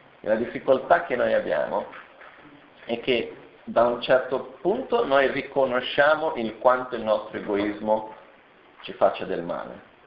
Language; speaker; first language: Italian; non-native, fluent; Portuguese